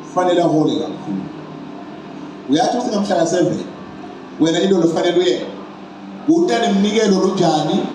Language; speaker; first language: Zulu; non-native, local second language; Swati